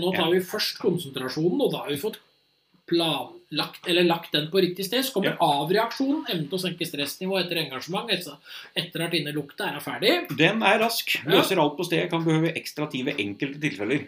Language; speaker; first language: Norwegian; native; Norwegian